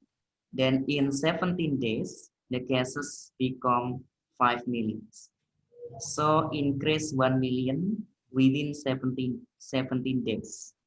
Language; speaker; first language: English; non-native, learner; Indonesian